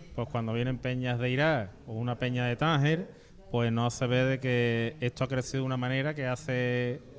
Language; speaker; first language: Spanish; native; Spanish